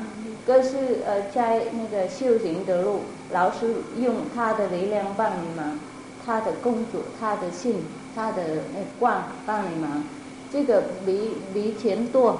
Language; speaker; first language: Chinese; non-native, fluent; Vietnamese